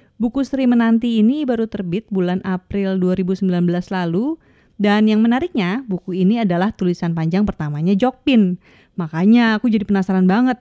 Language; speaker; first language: Indonesian; native; Indonesian